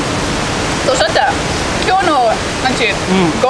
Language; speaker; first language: Japanese; non-native, learner; English